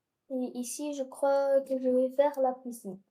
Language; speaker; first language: French; non-native, local second language; Arabic